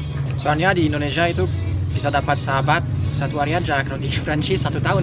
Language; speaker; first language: Indonesian; non-native, fluent; French